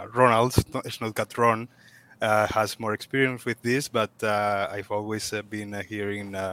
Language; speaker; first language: English; non-native, fluent; Spanish